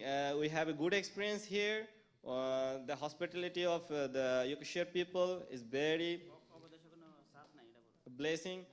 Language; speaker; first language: English; non-native, local second language; Bangla